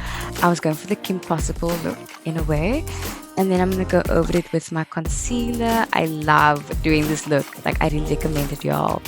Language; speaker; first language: English; native; English